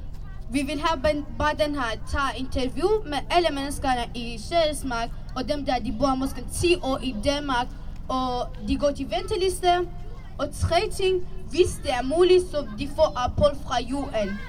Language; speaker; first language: Danish; early bilingual, other home language; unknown